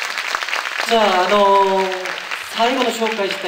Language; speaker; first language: Japanese; non-native, fluent; Korean